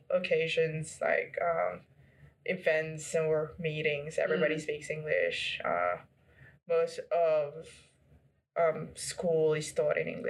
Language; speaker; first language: English; non-native, local second language; Filipino